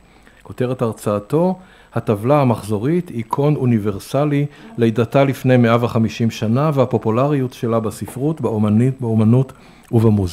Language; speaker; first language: Hebrew; native; Hebrew